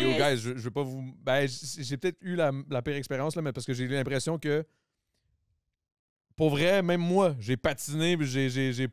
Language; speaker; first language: French; native; French